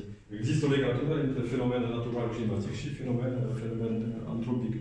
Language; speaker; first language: Romanian; non-native, learner; French